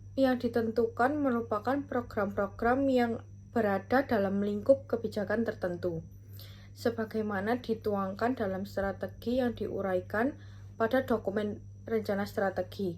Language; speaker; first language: Indonesian; native; Indonesian